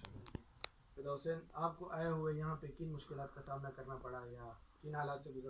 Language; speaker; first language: Urdu; native; Urdu